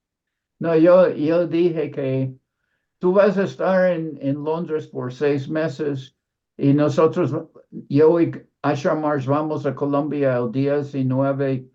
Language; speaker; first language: Spanish; non-native, fluent; English